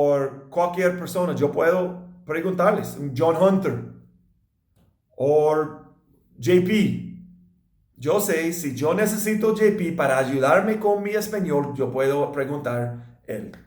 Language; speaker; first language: Spanish; non-native, learner; English